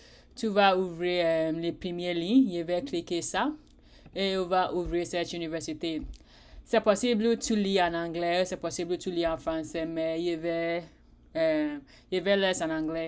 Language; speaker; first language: French; non-native, learner; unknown